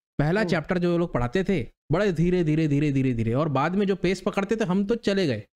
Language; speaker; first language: Hindi; native; Hindi